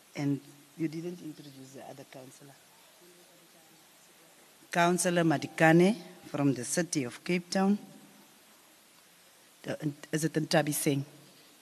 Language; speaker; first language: English; non-native, local second language; Afrikaans